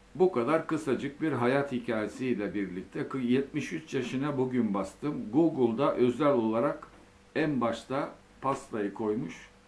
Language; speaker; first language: Turkish; early bilingual, other home language; Finnish